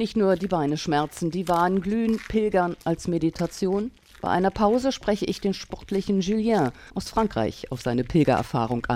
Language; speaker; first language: German; native; German